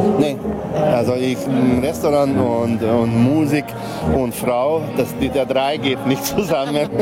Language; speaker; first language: German; non-native, local second language; Hungarian